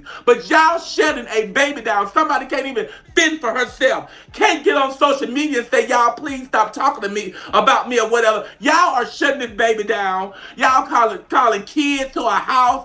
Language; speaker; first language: English; native; English